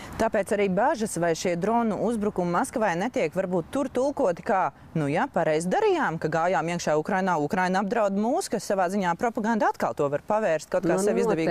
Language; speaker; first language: Latvian; native; Latvian